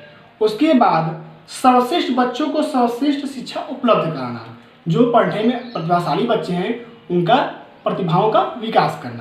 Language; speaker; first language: Hindi; native; Hindi